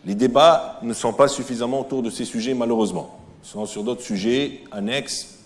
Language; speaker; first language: French; non-native, local second language; Arabic